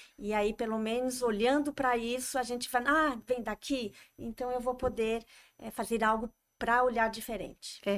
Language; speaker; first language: Portuguese; non-native, fluent; French